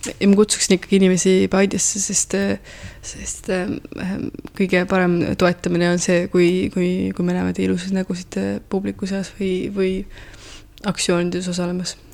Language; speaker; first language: Estonian; early bilingual, heritage; Estonian